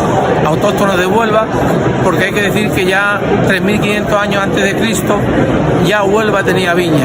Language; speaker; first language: Spanish; native; Spanish